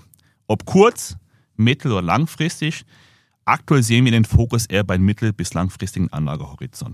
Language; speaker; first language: German; native; German